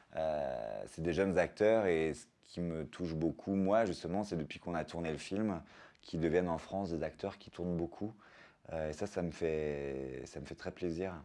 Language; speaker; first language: French; native; French